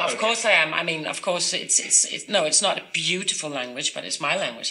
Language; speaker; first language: English; non-native, fluent; Danish